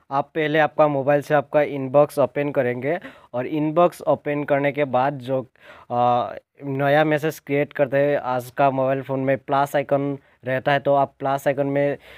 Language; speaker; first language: Hindi; non-native, local second language; Assamese